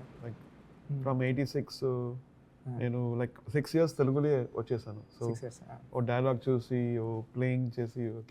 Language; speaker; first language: Telugu; non-native, learner; Tamil